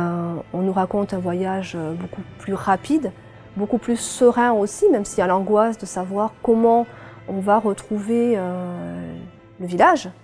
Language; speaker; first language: French; native; French